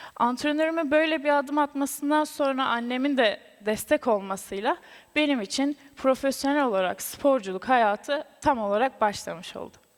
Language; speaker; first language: Turkish; native; Turkish